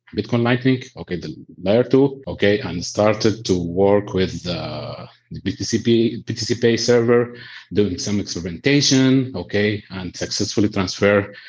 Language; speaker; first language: English; non-native, fluent; Arabic